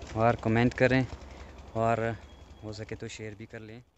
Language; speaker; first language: Hindi; native; Hindi